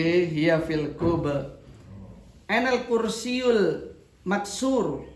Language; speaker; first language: Arabic; non-native, fluent; Indonesian